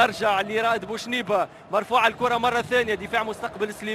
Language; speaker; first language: Arabic; native; Arabic